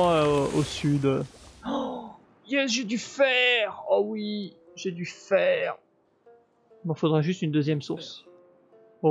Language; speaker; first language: French; native; French